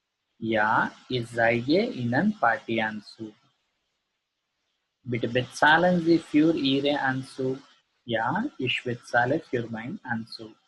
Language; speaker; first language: German; non-native, learner; Gujarati